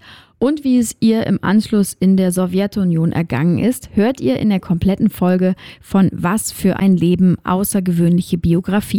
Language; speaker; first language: German; native; German